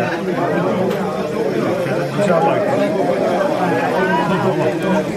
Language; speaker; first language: Dutch; native; Dutch